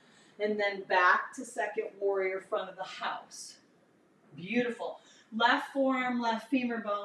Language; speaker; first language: English; native; English